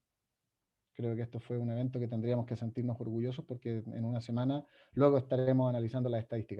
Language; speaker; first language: Spanish; native; Spanish